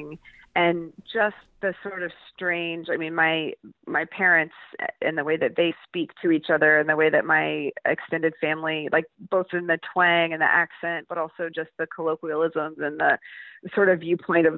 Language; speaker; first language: English; native; English